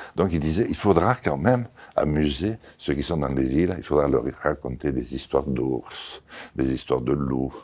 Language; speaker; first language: French; non-native, local second language; Occitan